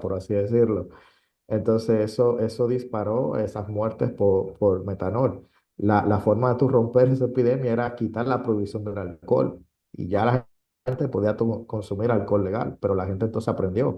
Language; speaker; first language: Spanish; native; Spanish